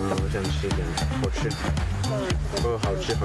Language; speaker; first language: Chinese; non-native, learner; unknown